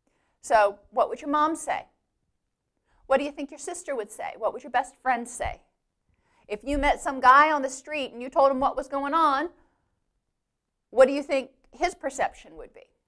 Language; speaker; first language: English; native; English